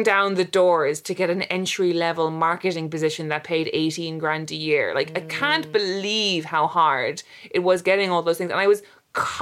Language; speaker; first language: English; native; English